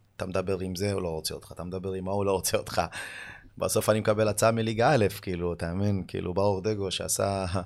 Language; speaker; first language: Hebrew; early bilingual, other home language; Amharic